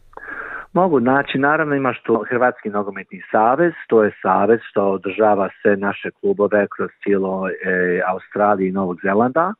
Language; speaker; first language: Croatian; early bilingual, heritage; Croatian